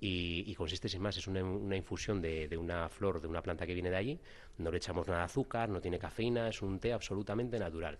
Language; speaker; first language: Spanish; native; Spanish